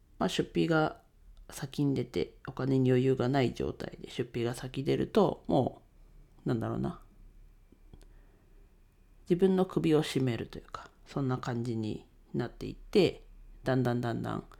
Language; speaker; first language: Japanese; native; Japanese